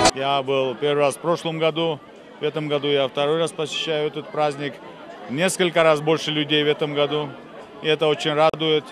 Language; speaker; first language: Russian; non-native, fluent; Georgian